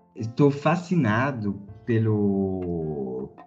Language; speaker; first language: Portuguese; non-native, fluent; French